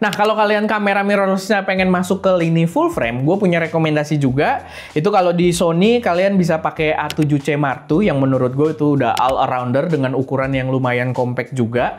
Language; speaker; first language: Indonesian; native; Indonesian